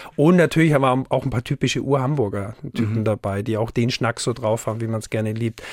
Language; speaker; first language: German; native; German